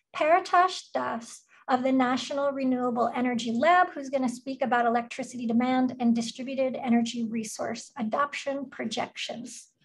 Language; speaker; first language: English; native; English